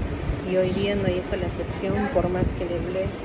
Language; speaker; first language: Spanish; native; Spanish